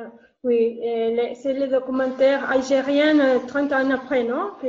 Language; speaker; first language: French; non-native, learner; Spanish